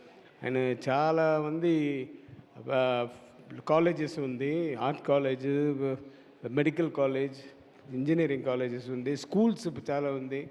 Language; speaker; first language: Telugu; non-native, learner; Tamil